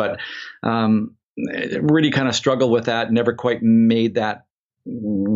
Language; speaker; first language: English; native; English